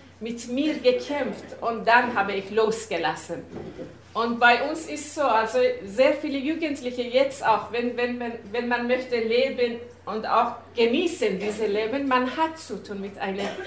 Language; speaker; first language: German; non-native, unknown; Persian